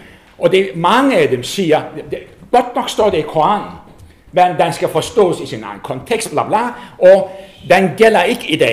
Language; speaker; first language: Danish; non-native, fluent; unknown